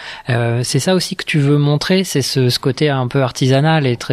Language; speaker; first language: French; native; French